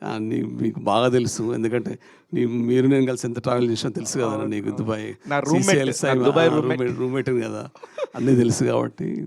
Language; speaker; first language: Telugu; native; Telugu